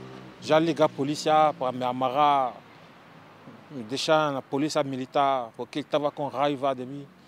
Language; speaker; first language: Portuguese; non-native, learner; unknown